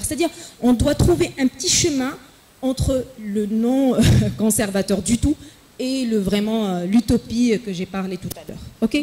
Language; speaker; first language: French; non-native, local second language; Arabic